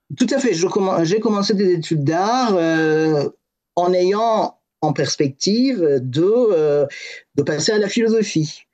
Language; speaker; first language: French; non-native, fluent; Persian